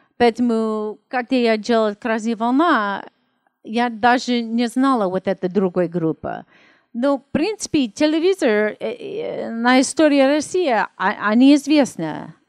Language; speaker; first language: Russian; non-native, learner; English